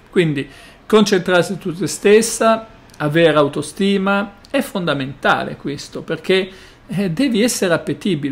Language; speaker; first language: Italian; native; Italian